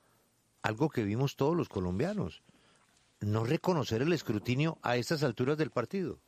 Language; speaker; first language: Spanish; native; Spanish